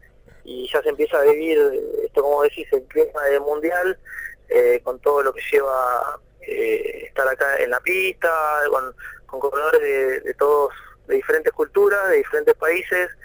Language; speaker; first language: Spanish; native; Spanish